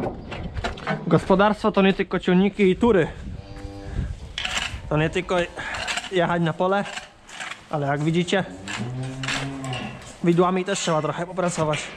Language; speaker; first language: Polish; native; Polish